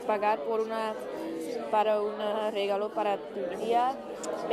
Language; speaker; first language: Spanish; non-native, fluent; English